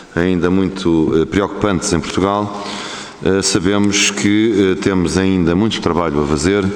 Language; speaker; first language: Portuguese; native; Portuguese